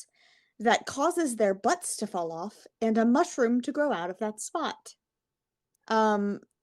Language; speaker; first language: English; native; English